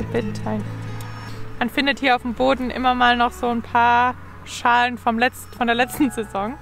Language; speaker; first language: German; native; German